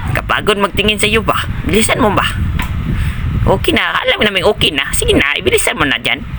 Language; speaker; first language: Filipino; non-native, local second language; Cebuano